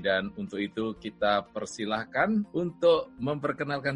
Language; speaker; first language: Indonesian; native; Indonesian